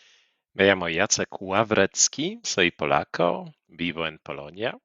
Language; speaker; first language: Spanish; non-native, fluent; Polish